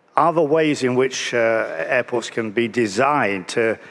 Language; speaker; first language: English; native; English